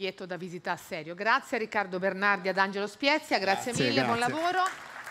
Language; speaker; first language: Italian; native; Italian